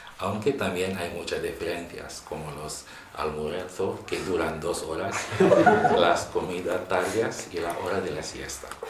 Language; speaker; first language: Spanish; non-native, fluent; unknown